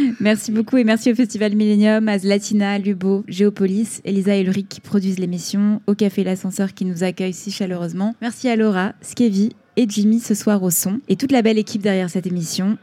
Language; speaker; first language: French; native; French